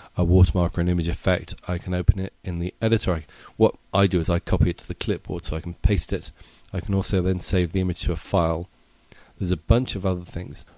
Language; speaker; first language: English; native; English